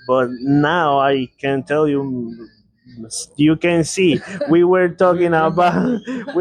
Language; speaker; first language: English; non-native, learner; Spanish